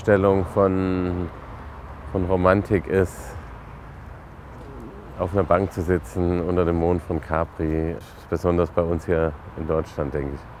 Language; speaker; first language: German; native; German